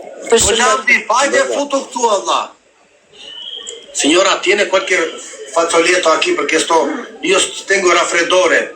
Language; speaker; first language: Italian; non-native, learner; Albanian